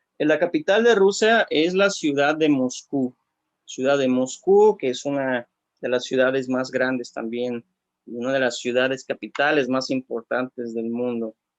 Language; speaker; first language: Spanish; non-native, fluent; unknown